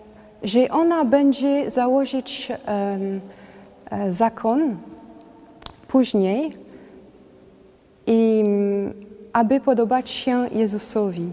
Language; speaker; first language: Polish; non-native, learner; French